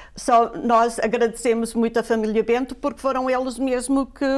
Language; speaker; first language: Portuguese; native; Portuguese